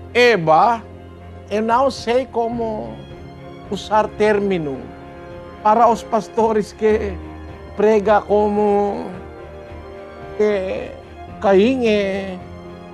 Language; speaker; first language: Portuguese; non-native, learner; Filipino